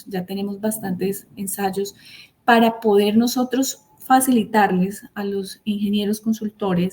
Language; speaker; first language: Spanish; native; Spanish